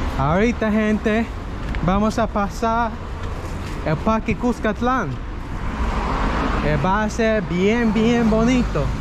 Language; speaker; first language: Spanish; non-native, learner; English